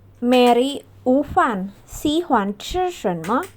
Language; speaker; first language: Chinese; non-native, fluent; Indonesian